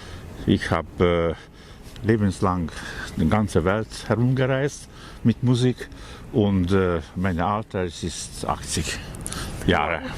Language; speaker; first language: German; non-native, fluent; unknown